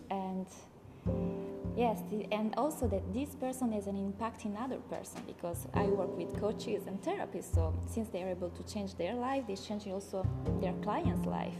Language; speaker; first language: English; non-native, learner; Italian